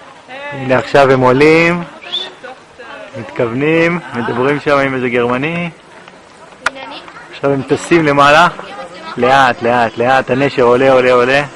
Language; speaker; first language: Hebrew; native; Hebrew